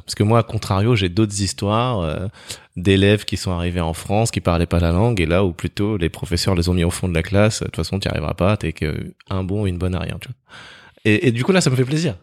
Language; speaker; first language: French; native; French